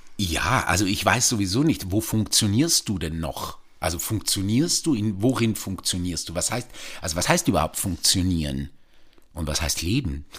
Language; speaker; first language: German; non-native, fluent; Italian